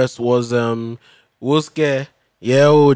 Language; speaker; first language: English; non-native, local second language; Yoruba